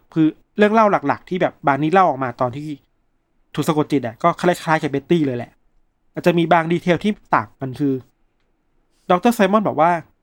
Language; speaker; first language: Thai; native; Thai